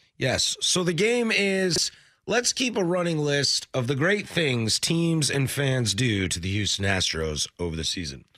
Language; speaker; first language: English; native; English